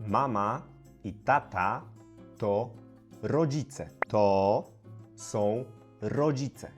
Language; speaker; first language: Polish; native; Polish